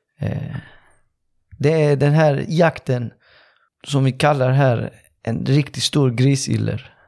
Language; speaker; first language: Swedish; early bilingual, other home language; Persian